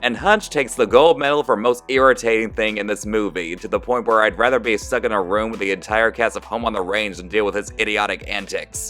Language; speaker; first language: English; native; English